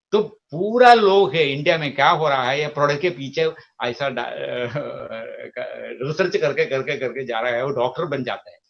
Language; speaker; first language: Hindi; non-native, local second language; Malayalam